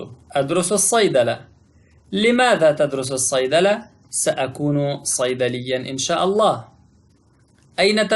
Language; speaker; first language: Arabic; non-native, fluent; Pashto